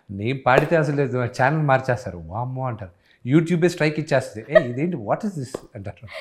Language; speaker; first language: Telugu; native; Telugu